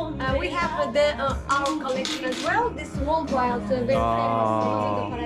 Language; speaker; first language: English; non-native, learner; Azerbaijani